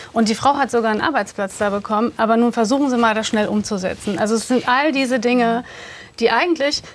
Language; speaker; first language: German; early bilingual, other home language; Turkish